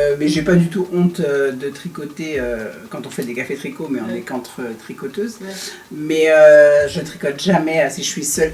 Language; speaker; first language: French; native; French